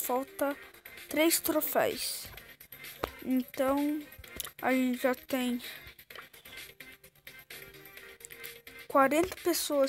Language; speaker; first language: Portuguese; native; Portuguese